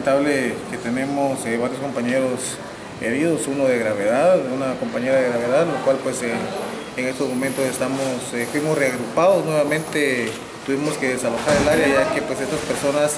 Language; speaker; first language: Spanish; native; Spanish